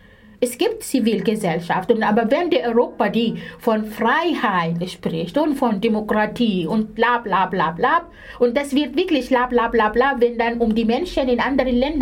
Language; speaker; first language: German; non-native, fluent; Arabic